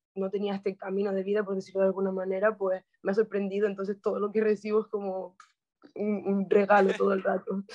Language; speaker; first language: Spanish; native; Spanish